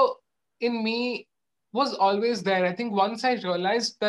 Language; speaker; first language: English; non-native, local second language; Odia